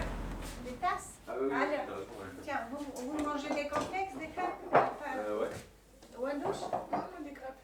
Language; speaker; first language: French; non-native, fluent; Albanian